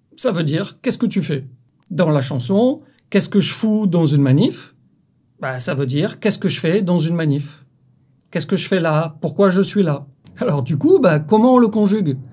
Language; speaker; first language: French; native; French